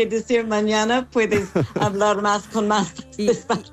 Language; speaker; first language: Spanish; non-native, learner; English